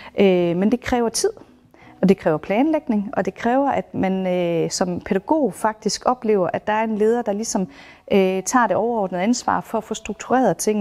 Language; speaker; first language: Danish; native; Danish